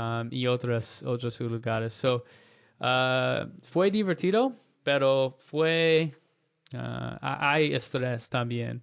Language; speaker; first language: Spanish; non-native, learner; English